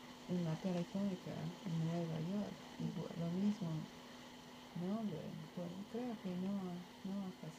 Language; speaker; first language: Spanish; non-native, learner; English